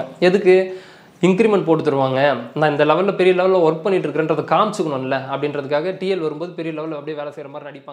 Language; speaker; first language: Tamil; native; Tamil